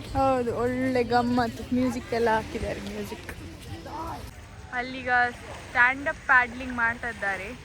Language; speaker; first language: Kannada; native; Kannada